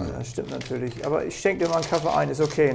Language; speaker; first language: German; native; German